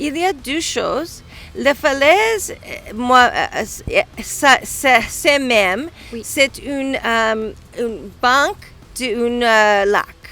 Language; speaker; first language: French; non-native, learner; English